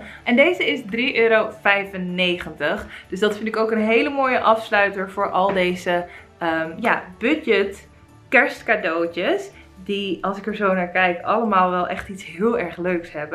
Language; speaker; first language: Dutch; native; Dutch